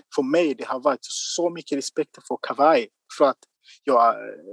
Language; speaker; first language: Swedish; non-native, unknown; Kinyarwanda